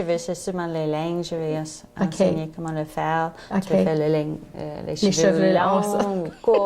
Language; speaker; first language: French; non-native, learner; English